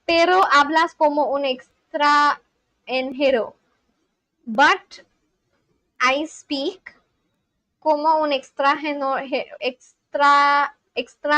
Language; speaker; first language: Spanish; non-native, learner; Bangla